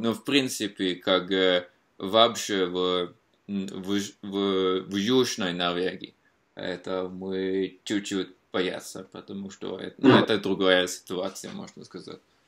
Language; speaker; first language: Russian; non-native, fluent; Norwegian